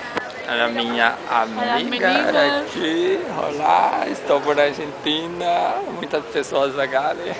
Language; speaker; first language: Portuguese; non-native, learner; Spanish